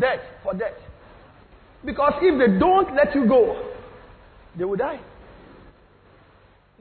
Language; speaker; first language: English; non-native, local second language; Yoruba